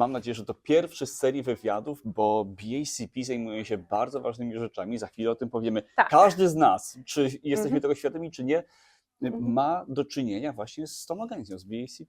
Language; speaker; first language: Polish; native; Polish